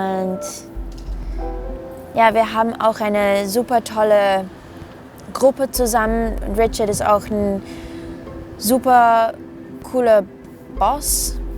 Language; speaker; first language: German; non-native, fluent; English